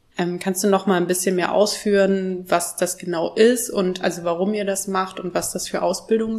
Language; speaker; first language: German; native; German